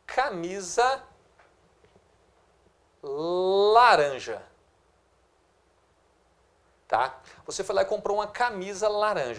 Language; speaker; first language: Portuguese; native; Portuguese